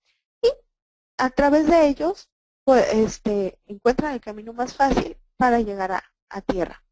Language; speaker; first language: Spanish; native; Spanish